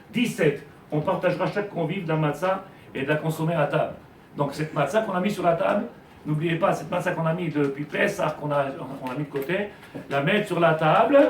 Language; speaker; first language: French; native; French